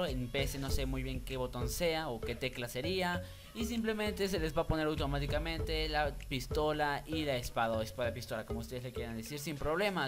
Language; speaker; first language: Spanish; native; Spanish